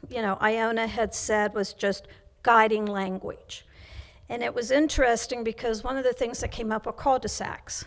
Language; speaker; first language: English; native; English